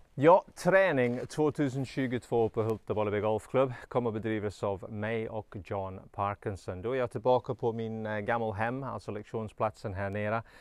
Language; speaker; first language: Swedish; non-native, fluent; English